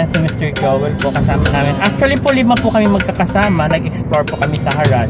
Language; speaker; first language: Filipino; native; Filipino